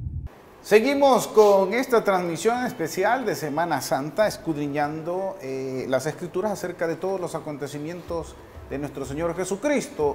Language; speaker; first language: Spanish; native; Spanish